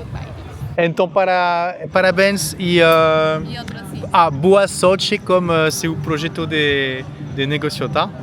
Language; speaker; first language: Portuguese; non-native, learner; French